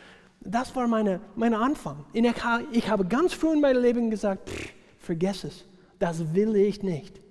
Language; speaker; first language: German; non-native, fluent; English